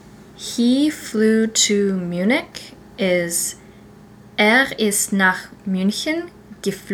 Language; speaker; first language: German; non-native, learner; English